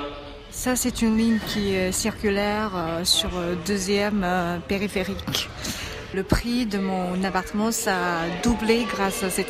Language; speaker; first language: French; non-native, fluent; Chinese